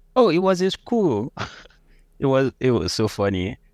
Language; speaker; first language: English; non-native, local second language; Yoruba